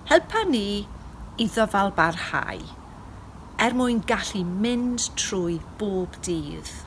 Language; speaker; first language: Welsh; non-native, local second language; English